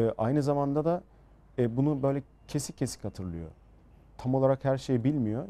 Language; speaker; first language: Turkish; early bilingual, heritage; Turkish